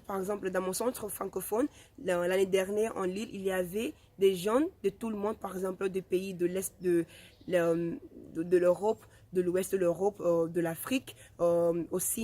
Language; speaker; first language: French; non-native, fluent; Spanish